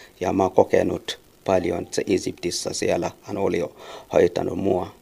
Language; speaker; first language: Finnish; non-native, learner; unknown